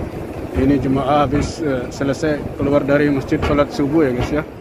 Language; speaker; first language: Indonesian; non-native, local second language; Javanese